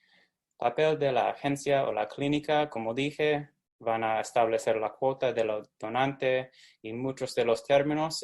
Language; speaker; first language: Spanish; non-native, fluent; English